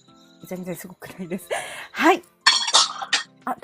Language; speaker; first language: Japanese; non-native, fluent; Filipino